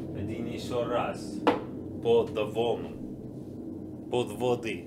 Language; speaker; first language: Russian; non-native, learner; English